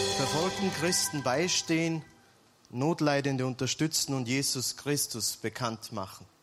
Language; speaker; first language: German; early bilingual, other home language; Serbian